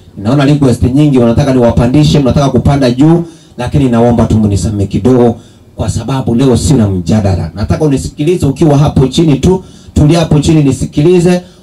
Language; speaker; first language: Swahili; non-native, local second language; Gusii